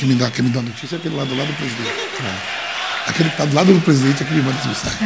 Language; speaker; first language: Portuguese; native; Portuguese